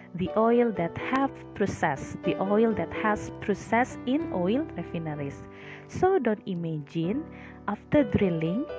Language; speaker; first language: English; non-native, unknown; Indonesian